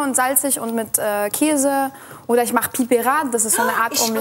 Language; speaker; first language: German; native; German